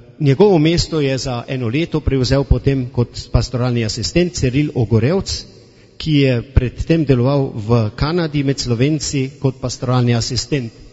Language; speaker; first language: Slovenian; native; Slovenian